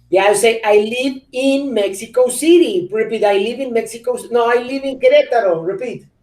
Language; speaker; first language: English; non-native, fluent; Spanish